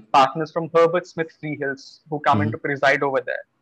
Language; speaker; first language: English; non-native, local second language; Odia